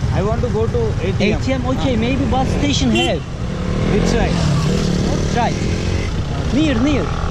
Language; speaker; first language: English; non-native, learner; Turkish